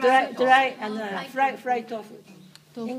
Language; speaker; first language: English; non-native, learner; Japanese